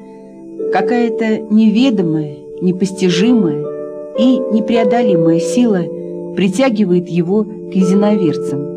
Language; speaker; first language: Russian; native; Russian